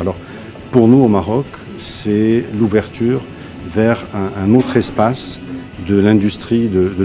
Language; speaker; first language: French; non-native, local second language; Arabic